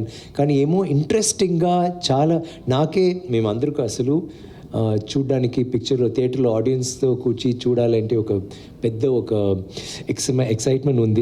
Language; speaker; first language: Telugu; non-native, learner; Tamil